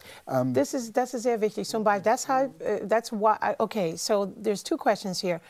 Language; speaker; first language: German; non-native, fluent; English